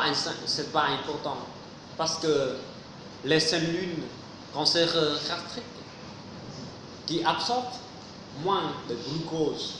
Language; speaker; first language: French; non-native, fluent; Vietnamese